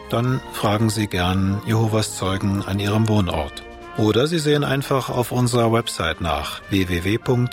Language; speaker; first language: German; native; German